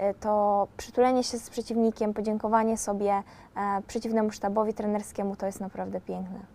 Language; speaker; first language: Polish; native; Polish